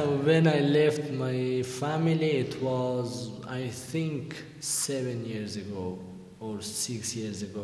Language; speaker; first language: English; non-native, learner; Persian